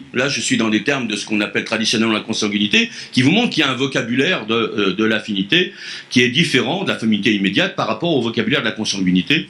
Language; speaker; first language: French; native; French